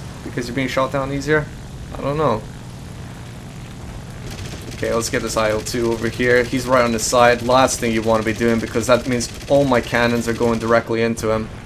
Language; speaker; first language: English; native; English